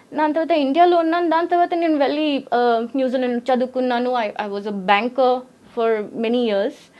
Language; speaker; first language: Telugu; early bilingual, heritage; Telugu